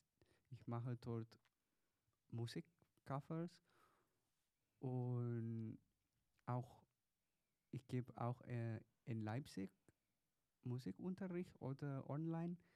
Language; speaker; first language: German; non-native, learner; Chinese